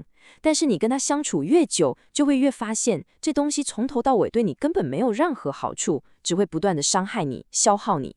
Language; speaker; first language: Chinese; native; Chinese